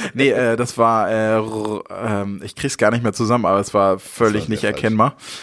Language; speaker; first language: German; native; German